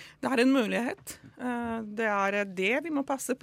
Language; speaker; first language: Norwegian; non-native, fluent; Italian